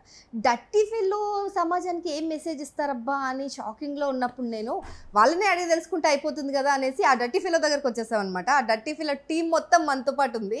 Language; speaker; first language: Telugu; native; Telugu